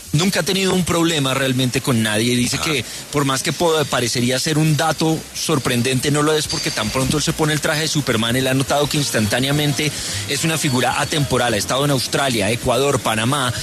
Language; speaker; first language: Spanish; native; Spanish